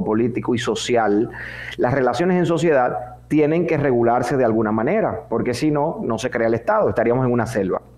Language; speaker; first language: Spanish; native; Spanish